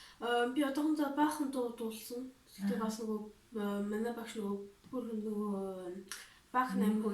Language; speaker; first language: Mongolian; early bilingual, heritage; Mongolian